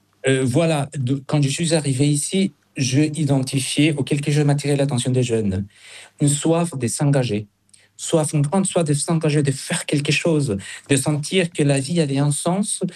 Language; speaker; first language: French; non-native, fluent; Spanish